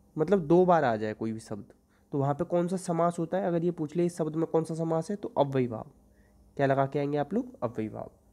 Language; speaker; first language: Hindi; native; Hindi